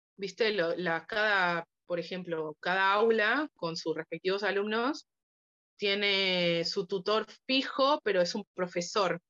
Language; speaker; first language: Spanish; native; Spanish